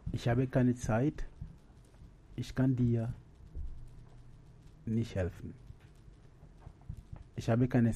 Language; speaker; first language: German; non-native, learner; French